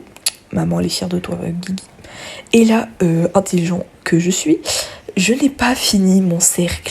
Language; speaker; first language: French; native; French